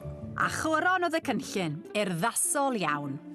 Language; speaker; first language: Welsh; native; Welsh